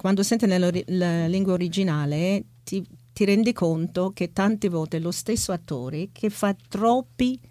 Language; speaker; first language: Italian; non-native, fluent; English